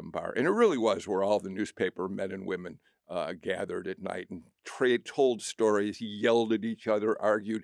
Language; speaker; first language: English; native; English